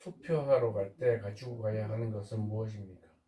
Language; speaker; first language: Korean; native; Korean